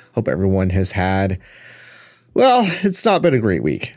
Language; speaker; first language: English; native; English